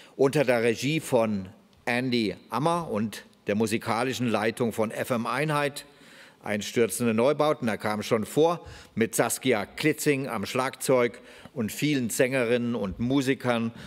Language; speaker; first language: German; native; German